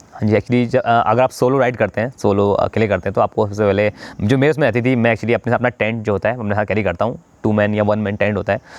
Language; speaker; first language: Hindi; native; Hindi